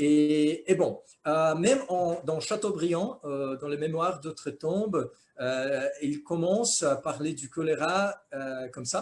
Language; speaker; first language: French; non-native, fluent; Portuguese